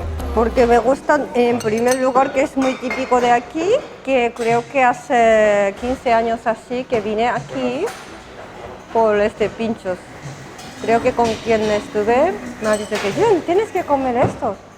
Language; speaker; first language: Spanish; non-native, fluent; Japanese